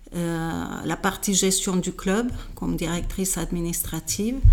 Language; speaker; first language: French; non-native, fluent; Hungarian